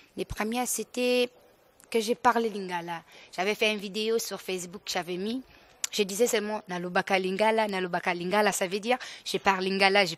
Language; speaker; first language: French; non-native, local second language; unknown